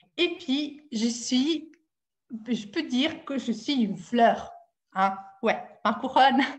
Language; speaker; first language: French; non-native, fluent; Italian